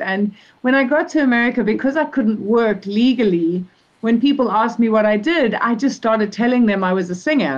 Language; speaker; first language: English; native; English